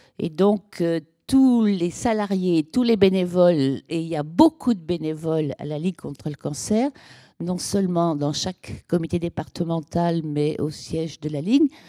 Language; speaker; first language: French; native; French